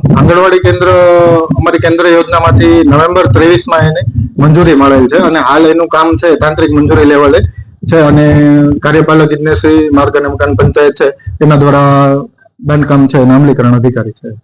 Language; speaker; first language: Gujarati; native; Gujarati